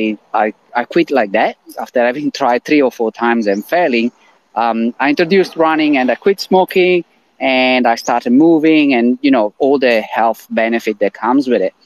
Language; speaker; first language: English; non-native, fluent; Italian